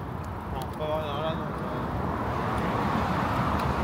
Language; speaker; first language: French; native; French